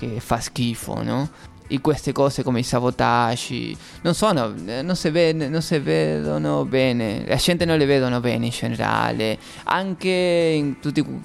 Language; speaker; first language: Italian; non-native, fluent; Spanish